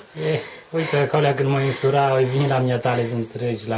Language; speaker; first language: Romanian; native; Romanian